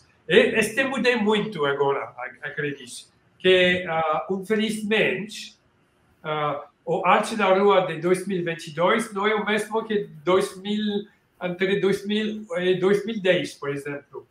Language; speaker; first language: Portuguese; non-native, learner; French